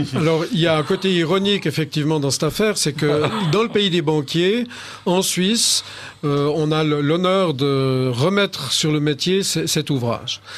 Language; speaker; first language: French; native; French